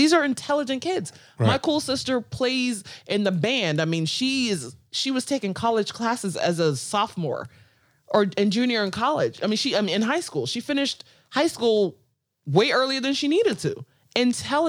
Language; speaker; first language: English; non-native, local second language; Akan